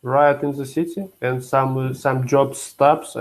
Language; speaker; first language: English; non-native, learner; Russian